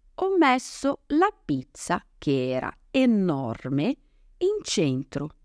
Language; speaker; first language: Italian; non-native, fluent; Portuguese